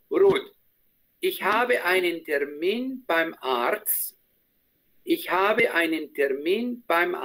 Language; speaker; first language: German; non-native, fluent; Spanish